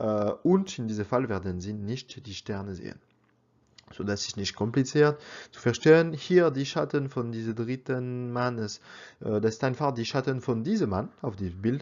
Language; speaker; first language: German; non-native, learner; French